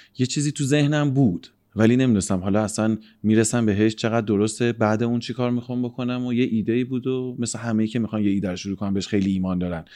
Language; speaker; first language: Persian; native; Persian